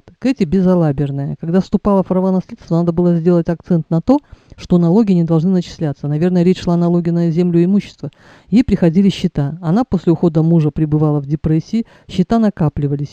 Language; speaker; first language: Russian; native; Russian